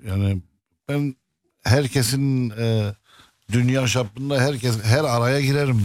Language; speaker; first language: Turkish; non-native, fluent; Arabic